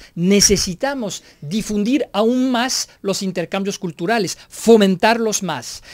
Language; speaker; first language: Spanish; non-native, fluent; French